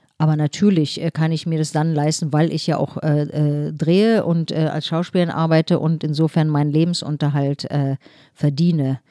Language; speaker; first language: German; early bilingual, other home language; Turkish